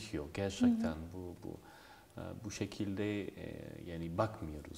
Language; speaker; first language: Turkish; non-native, fluent; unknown